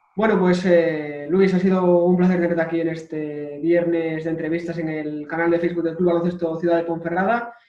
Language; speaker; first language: Spanish; native; Spanish